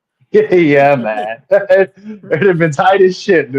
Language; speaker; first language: English; native; English